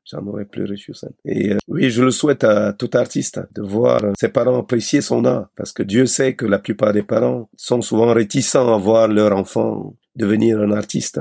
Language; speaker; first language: French; non-native, local second language; Basaa